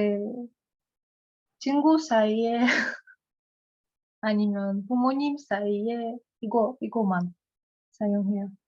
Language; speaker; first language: Korean; non-native, learner; Russian